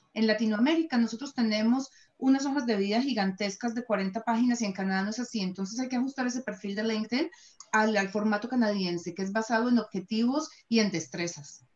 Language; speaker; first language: Spanish; native; Spanish